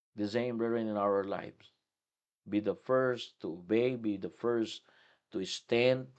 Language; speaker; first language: English; non-native, local second language; Filipino